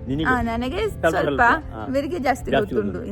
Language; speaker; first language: Kannada; non-native, local second language; Malayalam